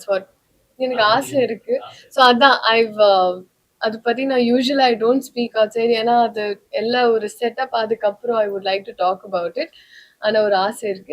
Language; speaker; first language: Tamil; non-native, learner; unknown